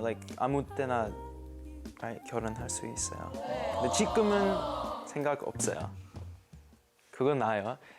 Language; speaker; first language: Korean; early bilingual, heritage; English